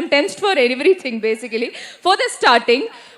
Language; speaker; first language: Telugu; non-native, learner; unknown